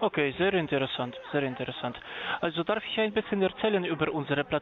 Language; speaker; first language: German; non-native, fluent; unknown